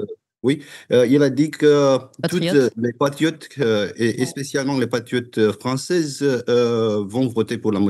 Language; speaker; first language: French; non-native, fluent; Romanian